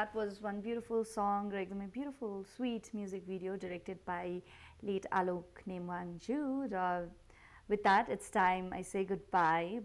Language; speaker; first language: English; non-native, local second language; Nepali